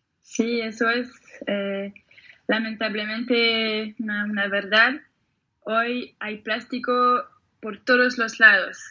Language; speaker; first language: Spanish; non-native, fluent; French